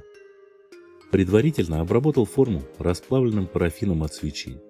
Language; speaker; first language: Russian; native; Russian